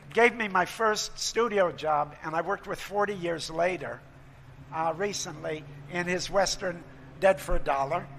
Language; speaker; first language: English; native; English